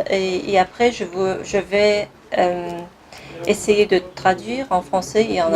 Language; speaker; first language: French; non-native, fluent; Kazakh